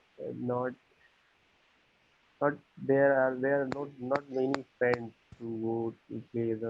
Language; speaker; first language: English; non-native, learner; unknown